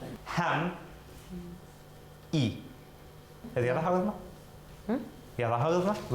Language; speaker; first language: Russian; native; Russian